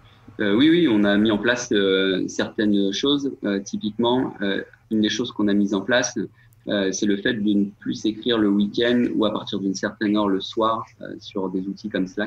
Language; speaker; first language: French; native; French